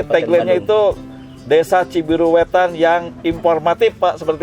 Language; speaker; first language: Indonesian; non-native, local second language; Sundanese